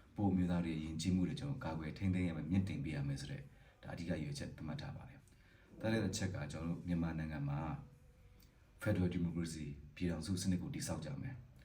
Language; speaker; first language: Burmese; non-native, local second language; Pa'o Karen